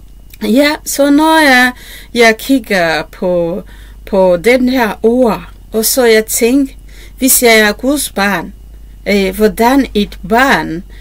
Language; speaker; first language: Danish; non-native, learner; Kinyarwanda